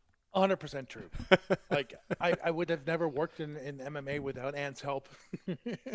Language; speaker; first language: English; non-native, fluent; German